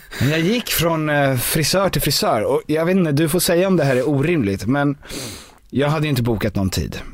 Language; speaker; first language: Swedish; native; Swedish